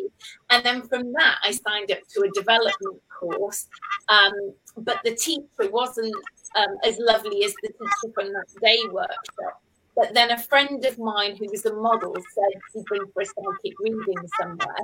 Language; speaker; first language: English; native; English